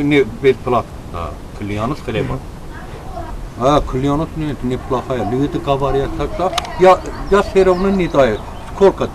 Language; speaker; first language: Russian; non-native, learner; Azerbaijani